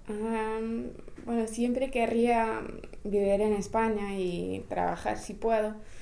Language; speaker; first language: Spanish; non-native, fluent; English